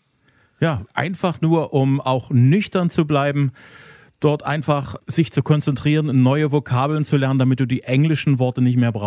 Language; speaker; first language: German; native; German